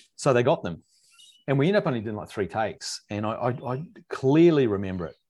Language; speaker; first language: English; native; English